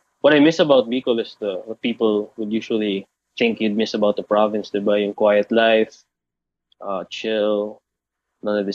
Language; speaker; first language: English; non-native, local second language; Bikol